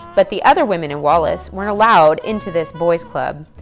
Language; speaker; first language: English; native; English